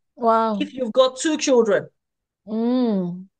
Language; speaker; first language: English; non-native, local second language; Yoruba